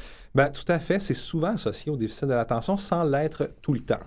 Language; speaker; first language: French; native; French